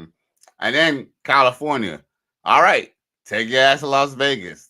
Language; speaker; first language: English; native; English